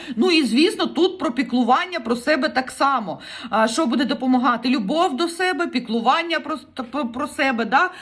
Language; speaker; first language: Ukrainian; non-native, local second language; Russian